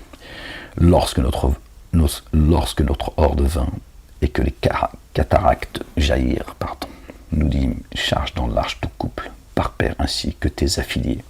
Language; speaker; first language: French; native; French